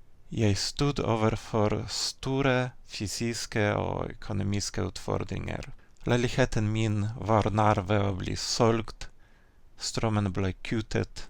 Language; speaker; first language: Norwegian; non-native, fluent; Ukrainian